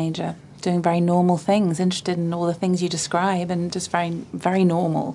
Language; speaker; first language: English; native; English